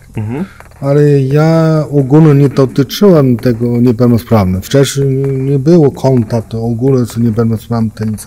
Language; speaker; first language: Polish; non-native, learner; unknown